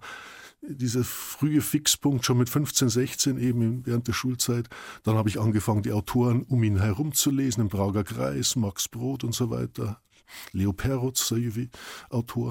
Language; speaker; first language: German; native; German